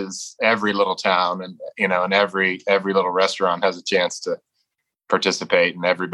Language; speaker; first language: English; native; English